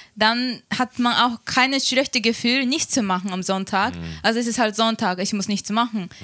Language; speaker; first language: German; non-native, fluent; Japanese